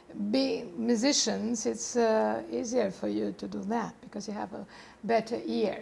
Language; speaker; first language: English; non-native, fluent; Romanian